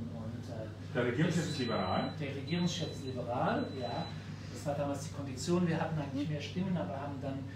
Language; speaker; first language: German; non-native, local second language; Luxembourgish